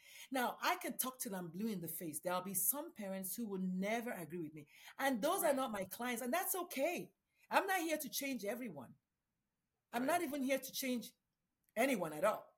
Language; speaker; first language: English; non-native, local second language; Igbo